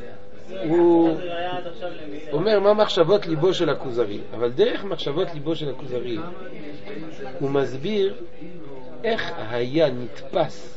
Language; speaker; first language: Hebrew; non-native, fluent; French